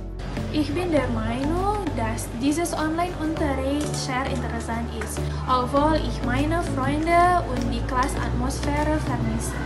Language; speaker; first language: German; non-native, learner; Indonesian